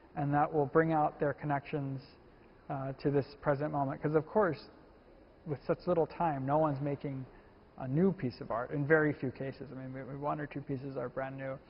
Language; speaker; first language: English; native; English